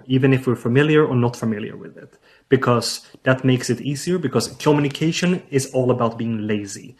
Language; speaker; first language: English; non-native, fluent; Swedish